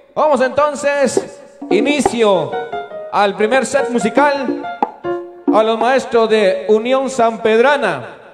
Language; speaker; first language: Spanish; non-native, local second language; Kaqchikel